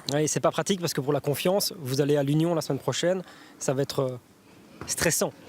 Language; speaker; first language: French; native; French